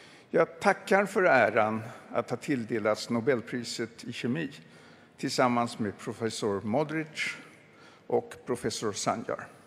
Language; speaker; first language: Swedish; native; Swedish